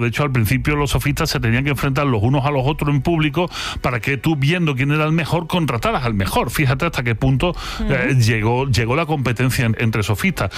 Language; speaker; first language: Spanish; native; Spanish